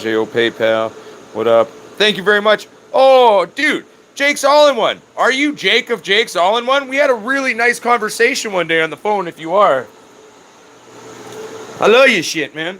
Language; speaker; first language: English; native; English